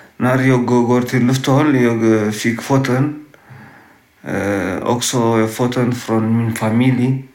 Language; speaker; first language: Swedish; non-native, learner; Tigrinya